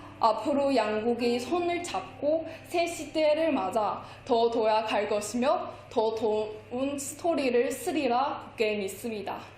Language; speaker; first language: Korean; non-native, fluent; Chinese